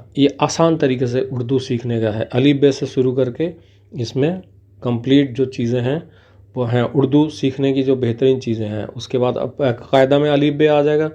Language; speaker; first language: Urdu; native; Urdu